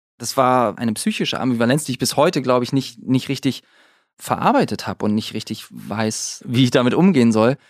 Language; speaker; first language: German; native; German